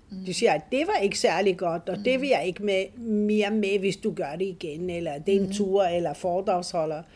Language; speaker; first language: Danish; non-native, fluent; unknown